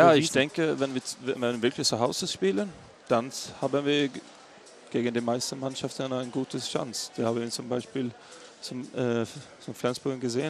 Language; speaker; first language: German; non-native, fluent; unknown